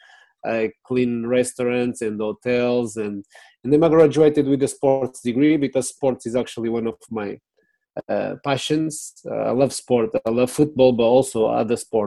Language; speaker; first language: English; non-native, fluent; Portuguese